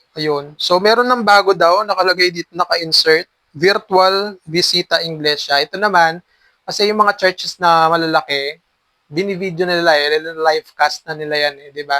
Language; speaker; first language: Filipino; native; Filipino